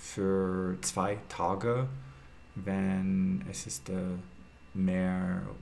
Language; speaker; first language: German; non-native, learner; English